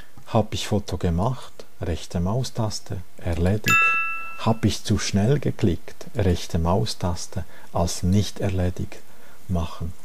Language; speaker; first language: German; non-native, fluent; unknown